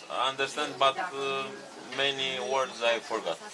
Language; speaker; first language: English; non-native, learner; Romanian